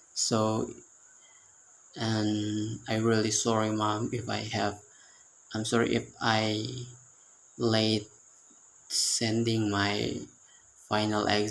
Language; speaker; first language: English; non-native, learner; Indonesian